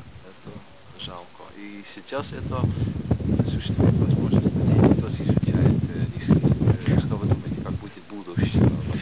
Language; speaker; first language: Russian; non-native, fluent; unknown